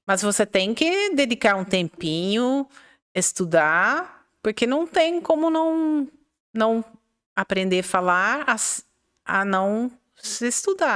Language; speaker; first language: Portuguese; non-native, fluent; Dutch